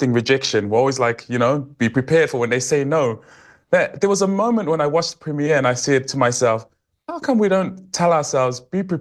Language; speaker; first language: English; native; English